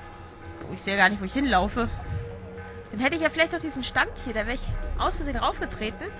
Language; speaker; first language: German; native; German